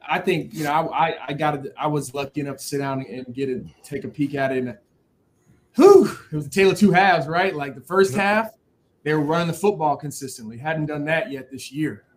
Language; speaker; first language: English; native; English